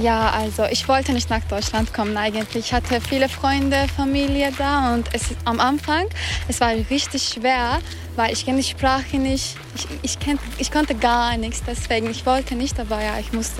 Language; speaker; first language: German; non-native, fluent; Turkish